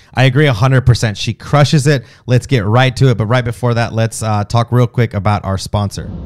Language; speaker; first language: English; native; English